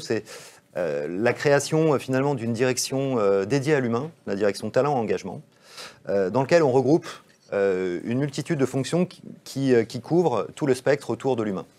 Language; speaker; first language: French; native; French